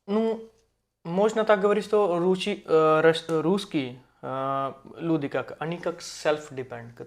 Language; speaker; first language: Russian; non-native, learner; Hindi